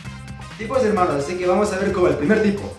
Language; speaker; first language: Spanish; native; Spanish